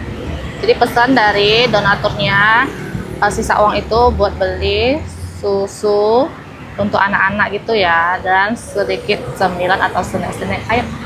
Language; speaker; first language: Indonesian; native; Indonesian